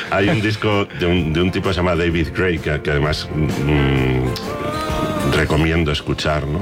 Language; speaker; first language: Spanish; native; Spanish